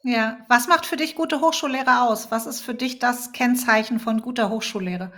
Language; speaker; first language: German; native; German